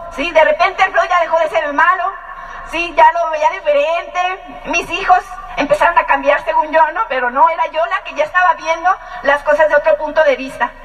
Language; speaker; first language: Spanish; native; Spanish